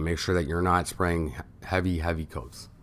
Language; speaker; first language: English; native; English